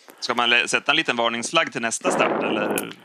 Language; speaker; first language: Swedish; native; Swedish